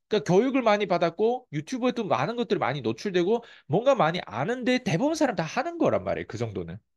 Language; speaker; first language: Korean; native; Korean